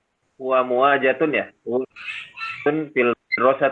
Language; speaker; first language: Arabic; non-native, learner; Indonesian